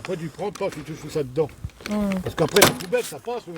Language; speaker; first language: French; native; French